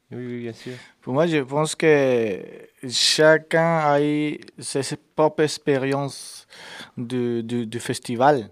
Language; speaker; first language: French; non-native, fluent; Spanish